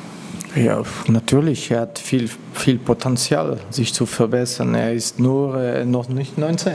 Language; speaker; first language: German; non-native, learner; French